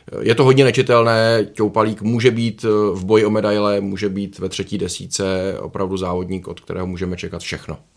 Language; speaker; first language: Czech; native; Czech